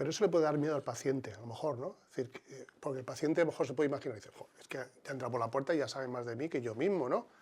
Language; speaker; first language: Spanish; native; Spanish